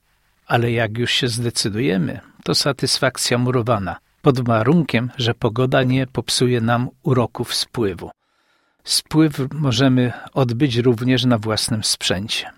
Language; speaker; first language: Polish; native; Polish